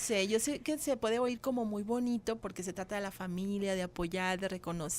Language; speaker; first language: Spanish; native; Spanish